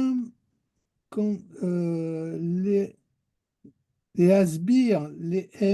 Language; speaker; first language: Hebrew; non-native, learner; French